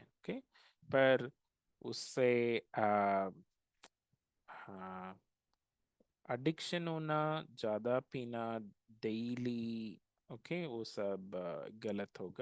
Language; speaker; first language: Hindi; non-native, local second language; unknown